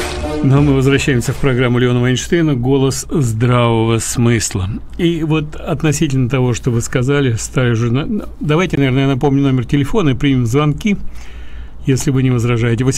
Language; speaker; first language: Russian; native; Russian